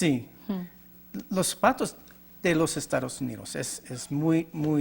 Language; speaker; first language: Spanish; non-native, learner; English